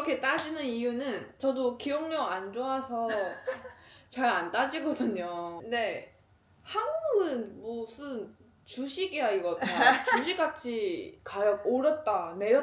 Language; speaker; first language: Korean; non-native, fluent; Chinese